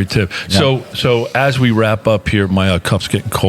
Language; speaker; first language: English; native; English